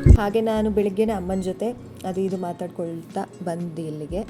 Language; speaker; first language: Kannada; non-native, local second language; Tulu